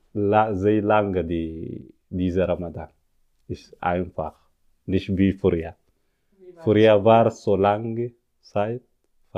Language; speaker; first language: German; non-native, learner; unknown